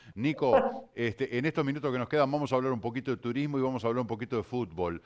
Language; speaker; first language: Spanish; native; Spanish